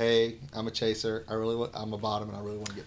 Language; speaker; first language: English; native; English